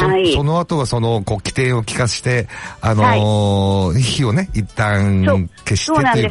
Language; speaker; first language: Japanese; native; Japanese